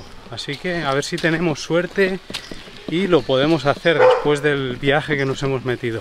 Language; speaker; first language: Spanish; native; Spanish